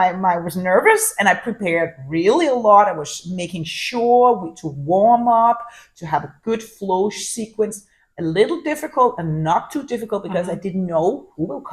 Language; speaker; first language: English; non-native, fluent; Danish